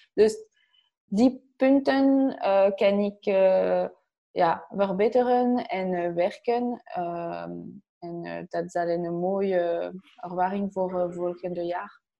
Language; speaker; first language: Dutch; non-native, learner; French